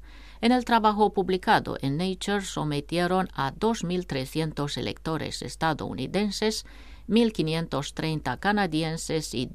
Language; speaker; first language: Spanish; non-native, fluent; Romanian